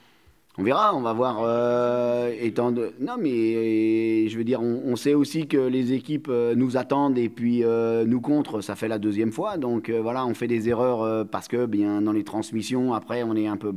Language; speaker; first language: French; native; French